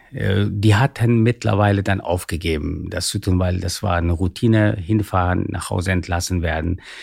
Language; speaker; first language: German; non-native, fluent; Persian